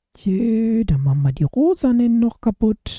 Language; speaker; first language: German; native; German